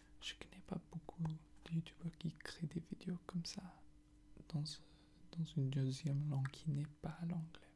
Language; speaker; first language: French; non-native, fluent; English